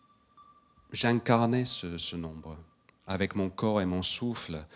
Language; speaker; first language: French; non-native, fluent; English